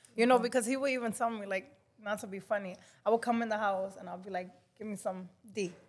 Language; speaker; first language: English; non-native, fluent; Spanish